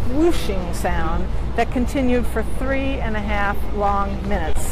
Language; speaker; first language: English; native; English